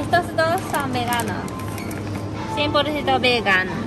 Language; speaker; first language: Spanish; non-native, fluent; Japanese